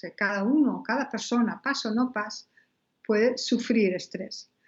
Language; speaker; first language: Spanish; non-native, fluent; Dutch